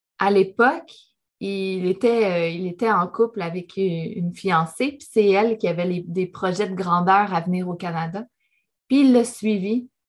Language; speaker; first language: French; native; French